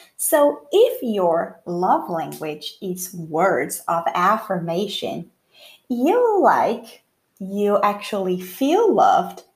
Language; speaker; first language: English; non-native, fluent; Portuguese